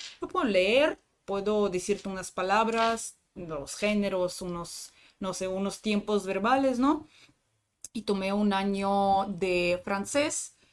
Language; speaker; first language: Spanish; non-native, fluent; Russian